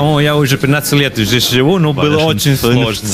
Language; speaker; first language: Russian; non-native, learner; Italian